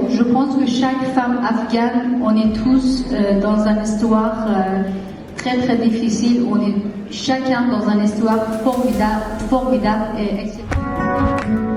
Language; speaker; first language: French; non-native, learner; Persian